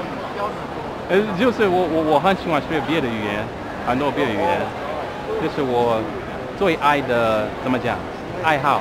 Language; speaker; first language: Chinese; non-native, learner; English